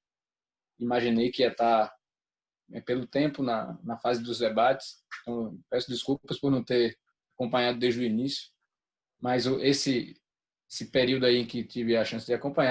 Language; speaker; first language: Portuguese; native; Portuguese